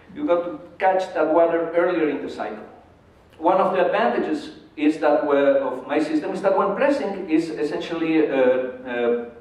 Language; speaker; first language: English; non-native, fluent; Spanish